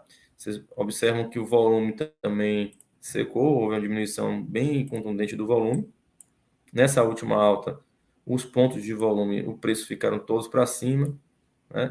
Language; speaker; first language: Portuguese; native; Portuguese